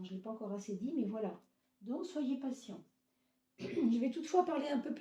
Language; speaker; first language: French; native; French